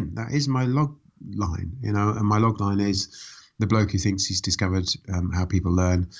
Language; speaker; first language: English; native; English